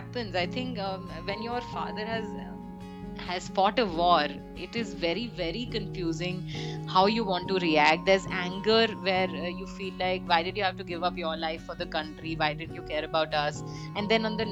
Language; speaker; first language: English; non-native, local second language; Hindi